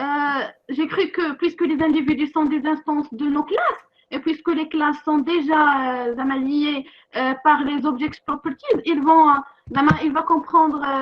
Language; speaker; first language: French; non-native, local second language; Arabic